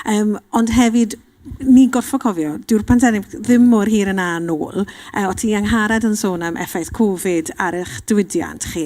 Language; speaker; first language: Welsh; native; Welsh